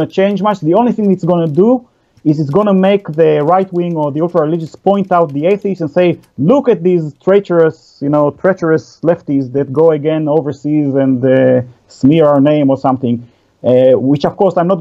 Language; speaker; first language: English; non-native, fluent; Hebrew